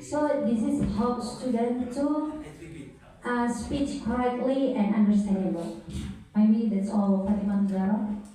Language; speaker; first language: English; non-native, learner; Indonesian